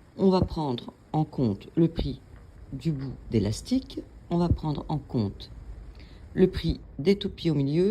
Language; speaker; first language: French; native; French